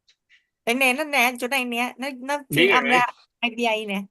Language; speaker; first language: Vietnamese; native; Vietnamese